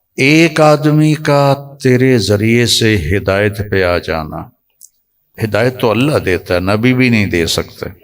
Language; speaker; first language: Urdu; non-native, local second language; Punjabi